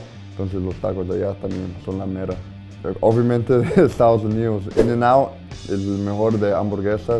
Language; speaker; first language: Spanish; early bilingual, heritage; Spanish